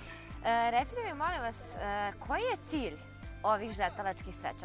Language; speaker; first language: Serbian; native; Serbian